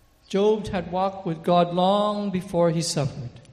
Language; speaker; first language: English; native; English